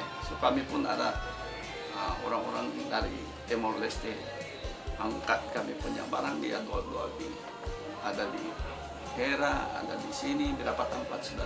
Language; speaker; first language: Indonesian; non-native, fluent; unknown